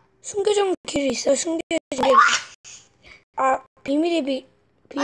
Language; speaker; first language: Korean; native; Korean